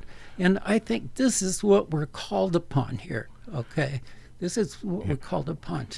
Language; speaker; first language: English; native; English